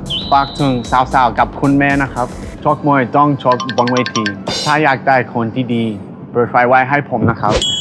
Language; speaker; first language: Thai; non-native, fluent; English